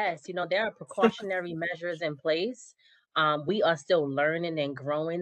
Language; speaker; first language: English; native; English